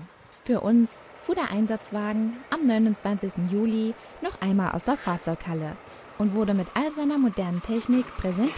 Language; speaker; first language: German; native; German